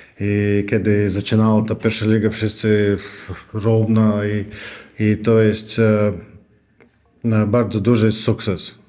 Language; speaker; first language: Polish; non-native, learner; Russian